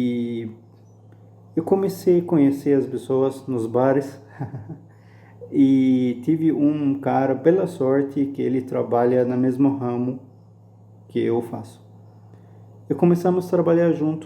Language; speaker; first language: Portuguese; non-native, fluent; Arabic